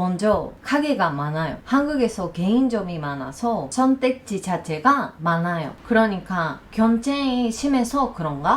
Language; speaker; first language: Korean; non-native, learner; Japanese